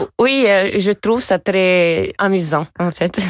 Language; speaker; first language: French; non-native, fluent; Hungarian